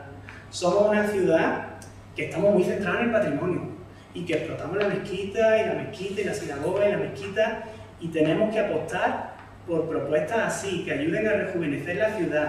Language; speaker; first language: Spanish; native; Spanish